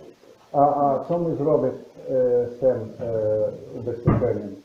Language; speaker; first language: Polish; non-native, learner; Slovenian